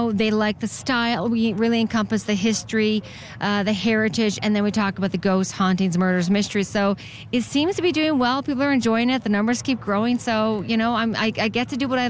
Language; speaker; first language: English; native; English